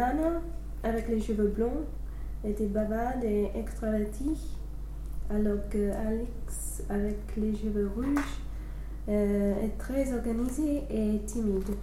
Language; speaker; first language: French; non-native, fluent; English